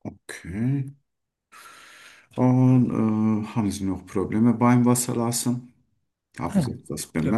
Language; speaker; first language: German; non-native, learner; Turkish